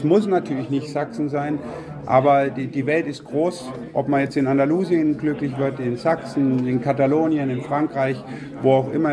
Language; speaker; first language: German; native; German